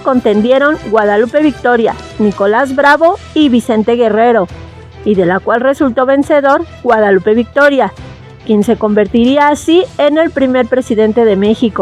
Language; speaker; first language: Spanish; native; Spanish